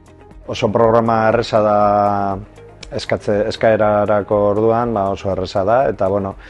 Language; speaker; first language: Basque; native; Basque